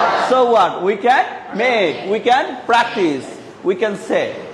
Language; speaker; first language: English; non-native, local second language; Bangla